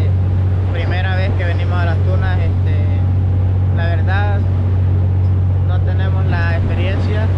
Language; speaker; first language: Spanish; native; Spanish